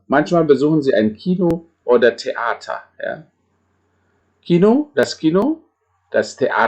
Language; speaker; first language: German; non-native, fluent; Indonesian